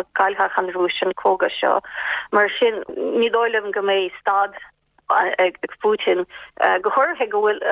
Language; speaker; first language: Irish; non-native, fluent; Ukrainian